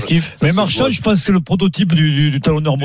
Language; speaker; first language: French; native; French